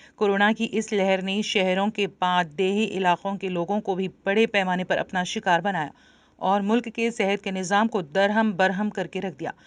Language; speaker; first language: Urdu; native; Urdu